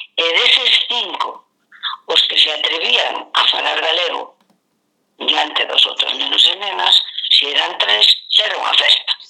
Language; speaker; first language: Galician; non-native, local second language; Spanish